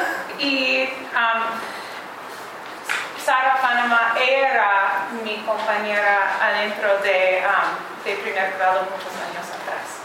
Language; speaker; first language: Spanish; non-native, learner; English